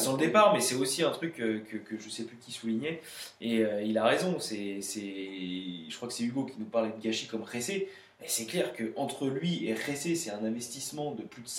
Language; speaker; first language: French; native; French